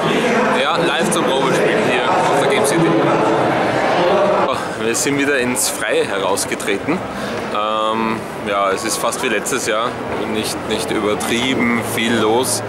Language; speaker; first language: German; native; German